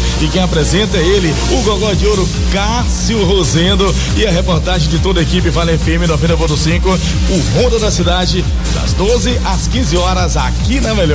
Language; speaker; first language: Portuguese; native; Portuguese